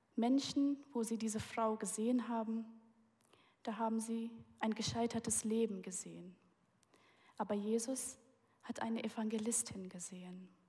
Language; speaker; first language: German; early bilingual, heritage; German